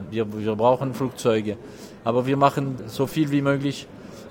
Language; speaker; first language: German; non-native, local second language; French